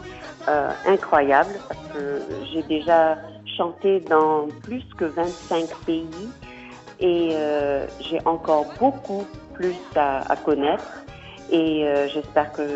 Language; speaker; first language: French; non-native, fluent; Kabuverdianu